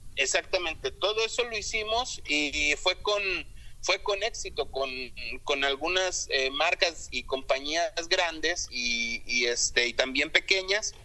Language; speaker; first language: Spanish; native; Spanish